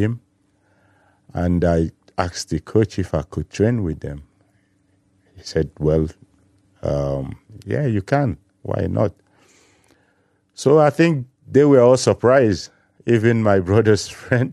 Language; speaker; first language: English; non-native, local second language; Igbo